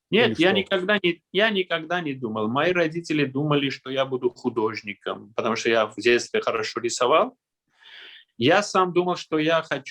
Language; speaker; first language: Russian; non-native, local second language; Armenian